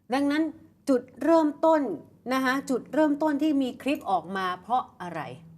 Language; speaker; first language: Thai; native; Thai